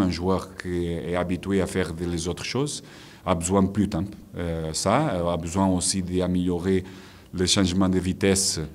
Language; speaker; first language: French; non-native, fluent; Portuguese